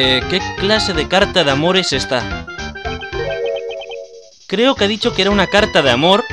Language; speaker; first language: Spanish; native; Spanish